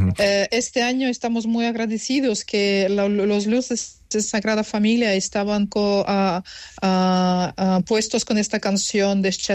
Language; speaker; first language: Spanish; non-native, learner; Ukrainian